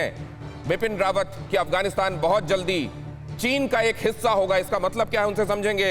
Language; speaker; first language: Hindi; native; Hindi